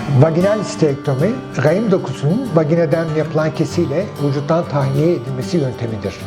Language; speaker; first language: Turkish; native; Turkish